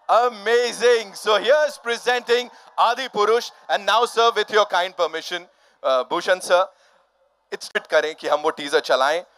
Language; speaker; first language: Hindi; native; Hindi